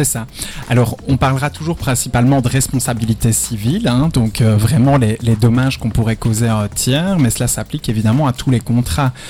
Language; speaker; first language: French; native; French